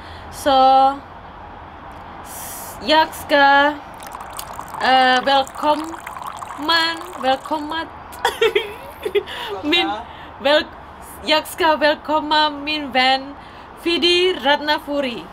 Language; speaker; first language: Swedish; non-native, learner; Indonesian